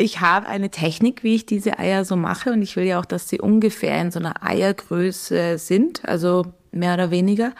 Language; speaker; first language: German; native; German